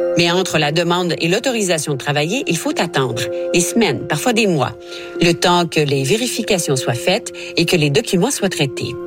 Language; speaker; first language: French; native; French